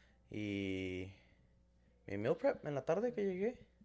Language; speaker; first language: Spanish; early bilingual, heritage; Spanish